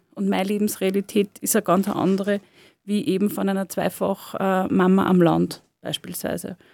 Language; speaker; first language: German; native; German